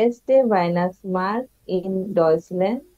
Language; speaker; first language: German; non-native, learner; Bangla